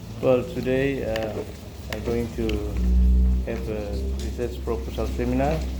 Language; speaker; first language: English; non-native, fluent; Indonesian